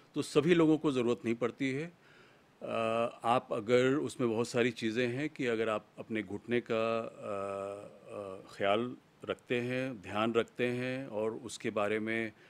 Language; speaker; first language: Hindi; native; Hindi